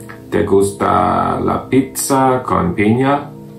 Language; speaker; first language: Spanish; non-native, learner; English